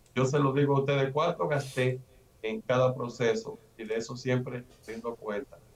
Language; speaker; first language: Spanish; native; Spanish